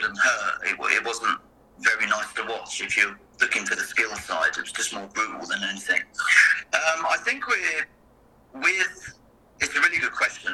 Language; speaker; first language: English; native; English